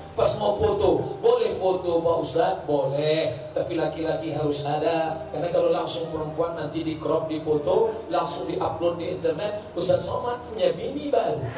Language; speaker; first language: Indonesian; native; Indonesian